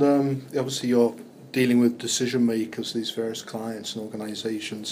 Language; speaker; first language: English; native; English